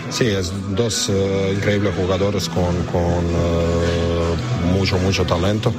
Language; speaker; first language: Spanish; non-native, fluent; English